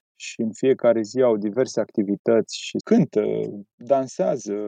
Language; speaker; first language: Romanian; native; Romanian